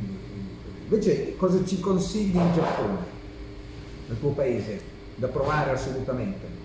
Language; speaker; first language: Italian; native; Italian